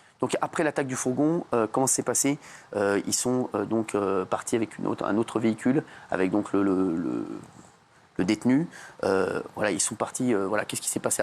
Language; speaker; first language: French; native; French